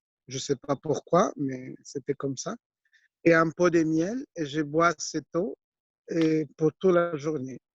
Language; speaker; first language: French; non-native, fluent; Spanish